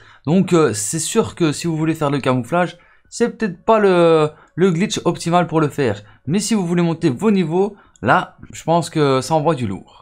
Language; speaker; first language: French; native; French